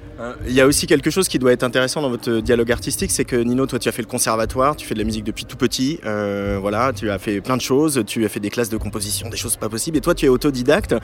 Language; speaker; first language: French; native; French